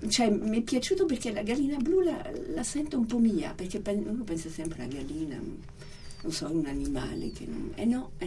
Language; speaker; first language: Italian; non-native, fluent; French